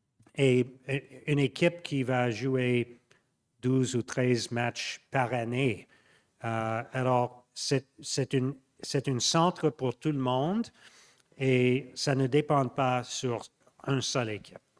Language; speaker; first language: French; non-native, local second language; English